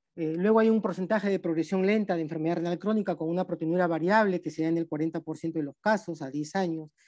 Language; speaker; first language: Spanish; native; Spanish